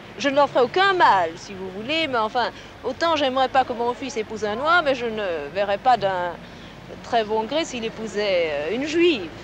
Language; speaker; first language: French; native; French